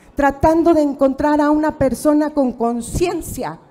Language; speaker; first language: Spanish; native; Spanish